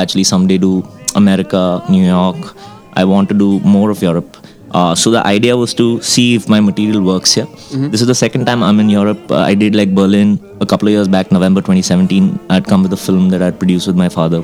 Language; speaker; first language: English; non-native, local second language; Hindi